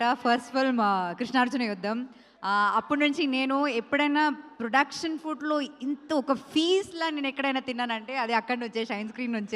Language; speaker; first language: Telugu; non-native, local second language; Malayalam